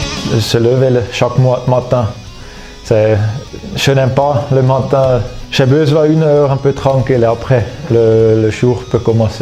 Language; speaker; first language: French; non-native, local second language; German